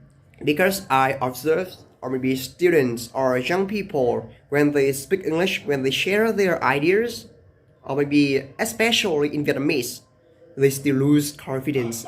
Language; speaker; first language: English; non-native, learner; Vietnamese